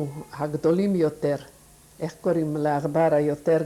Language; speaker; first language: Hebrew; non-native, fluent; Yiddish